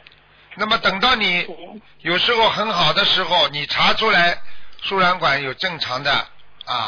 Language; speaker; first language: Chinese; native; Chinese